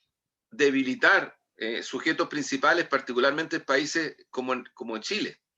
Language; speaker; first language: Spanish; native; Spanish